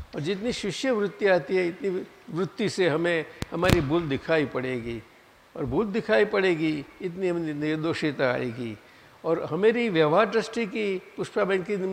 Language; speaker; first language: Hindi; non-native, local second language; Gujarati